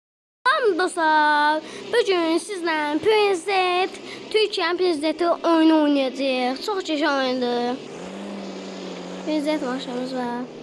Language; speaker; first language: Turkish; non-native, learner; Azerbaijani